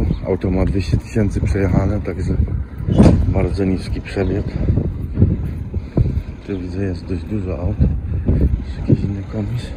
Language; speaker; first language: Polish; native; Polish